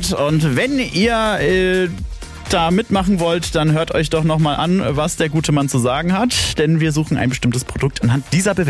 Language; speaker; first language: German; native; German